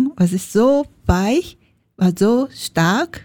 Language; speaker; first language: German; non-native, learner; Japanese